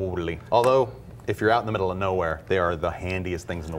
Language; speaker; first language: English; native; English